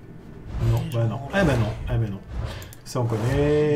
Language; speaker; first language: French; native; French